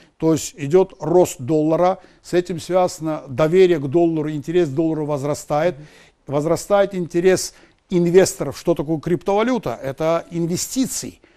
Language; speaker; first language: Russian; non-native, local second language; Azerbaijani